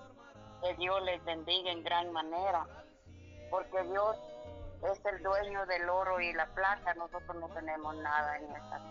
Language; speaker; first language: Spanish; native; Spanish